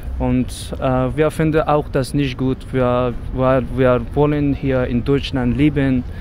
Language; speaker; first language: German; non-native, learner; Persian